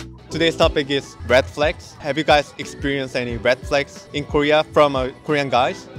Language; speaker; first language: English; non-native, fluent; Korean